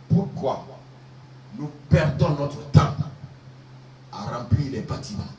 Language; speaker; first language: French; native; French